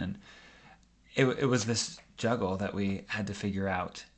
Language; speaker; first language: English; native; English